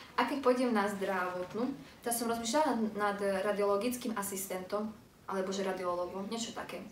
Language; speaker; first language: Slovak; early bilingual, other home language; Ukrainian